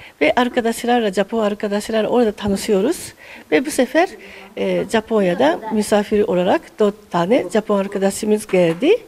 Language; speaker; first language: Turkish; non-native, fluent; Japanese